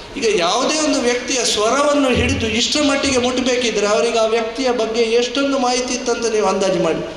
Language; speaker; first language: Kannada; non-native, local second language; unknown